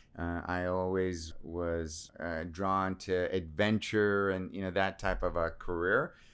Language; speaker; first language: English; early bilingual, other home language; Assyrian Neo-Aramaic